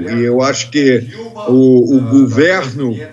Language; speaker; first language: Portuguese; non-native, fluent; English